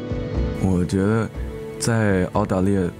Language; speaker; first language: Chinese; early bilingual, heritage; English